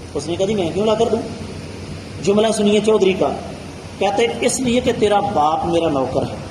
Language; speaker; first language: Urdu; non-native, local second language; Punjabi